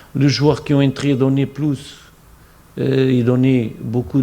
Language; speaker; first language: French; non-native, fluent; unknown